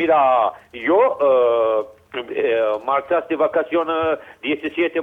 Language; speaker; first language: Spanish; non-native, learner; Azerbaijani